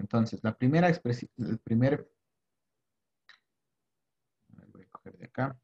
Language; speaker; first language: Spanish; native; Spanish